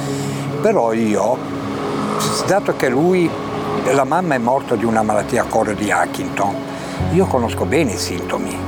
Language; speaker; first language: Italian; native; Italian